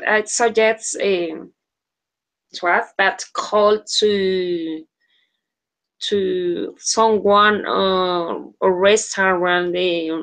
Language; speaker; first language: English; non-native, learner; Spanish